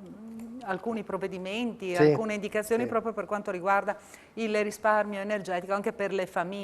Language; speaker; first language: Italian; native; Italian